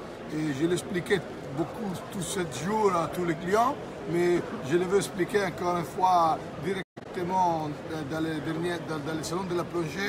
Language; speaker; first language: French; non-native, fluent; Italian